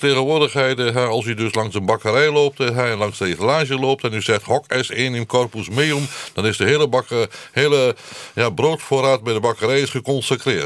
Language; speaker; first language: Dutch; native; Dutch